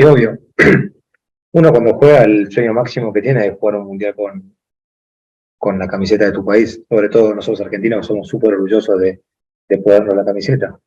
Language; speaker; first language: Spanish; native; Spanish